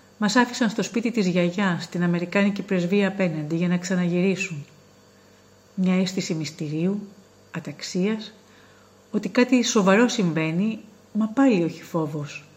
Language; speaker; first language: Greek; native; Greek